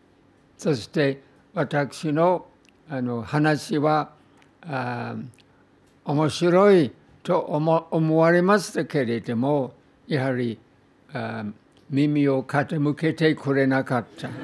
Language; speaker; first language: Japanese; non-native, fluent; English